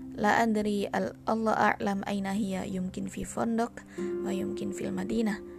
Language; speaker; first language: Arabic; non-native, learner; Indonesian